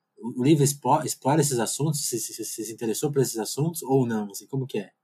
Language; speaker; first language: Portuguese; native; Portuguese